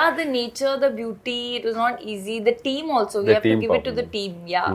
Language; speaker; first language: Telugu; non-native, fluent; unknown